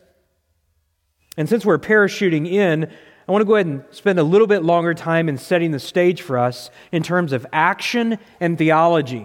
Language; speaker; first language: English; native; English